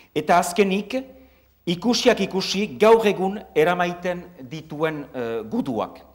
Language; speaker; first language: Basque; native; Basque